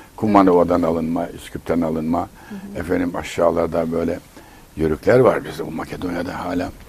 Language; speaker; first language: Turkish; native; Turkish